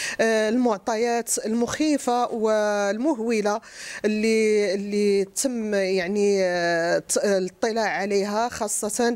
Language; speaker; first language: Arabic; native; Arabic